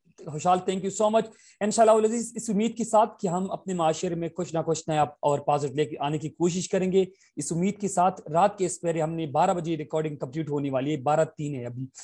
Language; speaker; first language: Urdu; non-native, local second language; Pashto